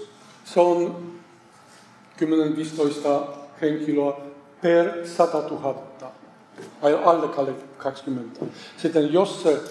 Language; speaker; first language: Finnish; non-native, fluent; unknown